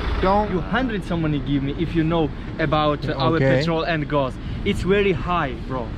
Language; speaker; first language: English; non-native, learner; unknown